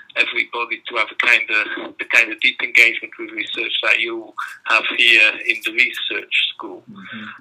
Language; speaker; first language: English; non-native, fluent; Dutch